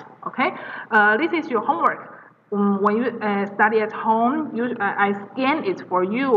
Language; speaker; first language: English; non-native, fluent; Chinese